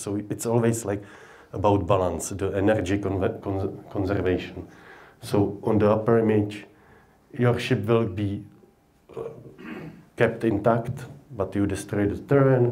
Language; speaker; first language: English; non-native, fluent; Czech